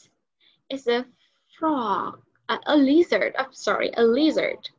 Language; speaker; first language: English; non-native, learner; Vietnamese